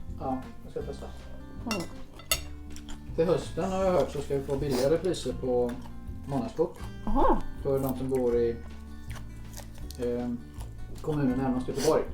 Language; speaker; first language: Swedish; native; Swedish